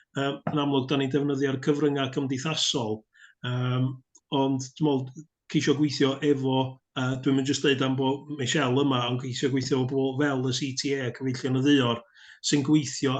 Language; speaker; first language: Welsh; native; Welsh